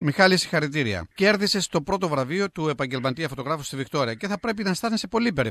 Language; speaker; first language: Greek; native; Greek